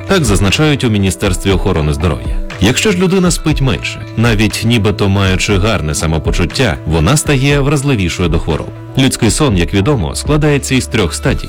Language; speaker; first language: Ukrainian; native; Ukrainian